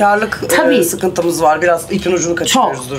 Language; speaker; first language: Turkish; native; Turkish